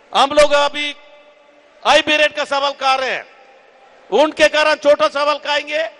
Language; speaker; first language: Hindi; native; Hindi